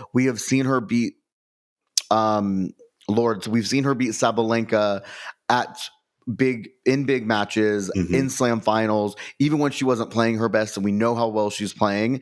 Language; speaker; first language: English; native; English